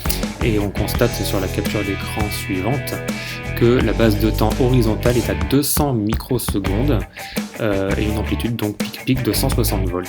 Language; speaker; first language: French; native; French